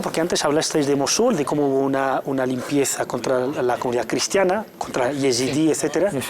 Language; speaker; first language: Spanish; native; Spanish